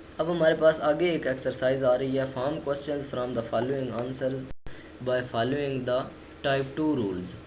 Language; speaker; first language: Urdu; non-native, local second language; Punjabi